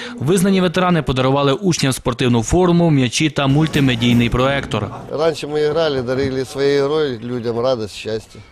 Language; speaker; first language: Ukrainian; native; Ukrainian